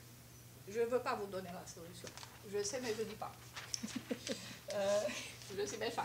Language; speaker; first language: French; non-native, fluent; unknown